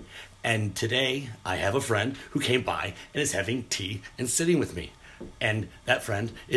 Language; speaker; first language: English; native; English